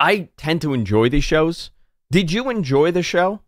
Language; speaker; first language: English; native; English